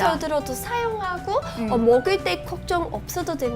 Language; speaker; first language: Korean; non-native, fluent; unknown